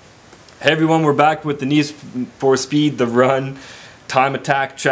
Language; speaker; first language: English; native; English